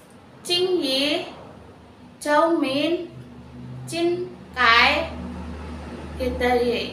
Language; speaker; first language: Cantonese; non-native, learner; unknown